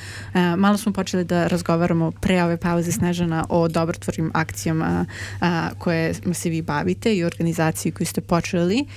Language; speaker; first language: Croatian; native; Croatian